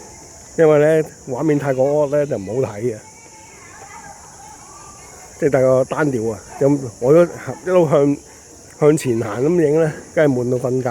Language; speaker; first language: Chinese; native; Chinese